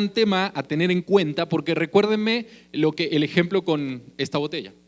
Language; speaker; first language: Spanish; native; Spanish